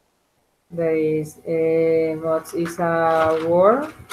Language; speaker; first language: English; non-native, learner; Spanish